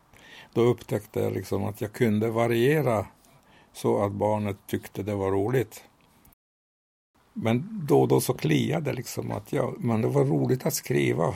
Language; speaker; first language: Swedish; non-native, fluent; Hungarian